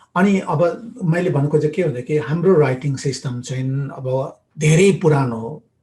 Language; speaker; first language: Nepali; non-native, local second language; Limbu